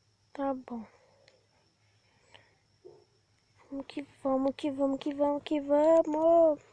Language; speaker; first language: Portuguese; native; Portuguese